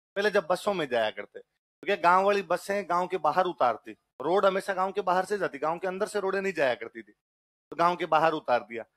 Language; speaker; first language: Hindi; native; Hindi